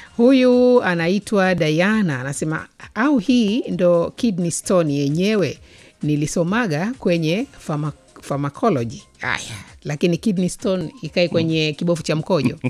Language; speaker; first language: Swahili; native; Swahili